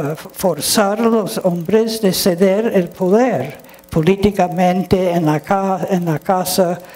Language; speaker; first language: Spanish; non-native, fluent; English